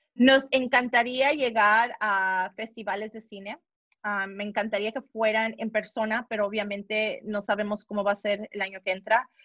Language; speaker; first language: Spanish; early bilingual, heritage; Spanish